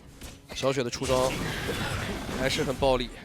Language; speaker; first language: Chinese; native; Chinese